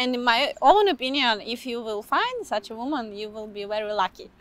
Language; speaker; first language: English; non-native, fluent; Ukrainian